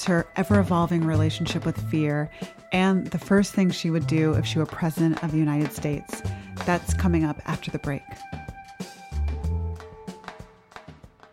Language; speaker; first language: English; native; English